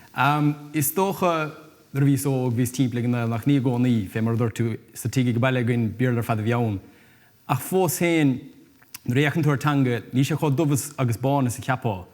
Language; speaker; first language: Irish; native; Irish